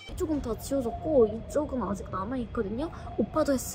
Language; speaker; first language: Korean; native; Korean